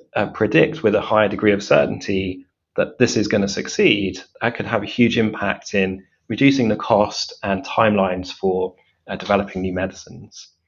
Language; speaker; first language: English; native; English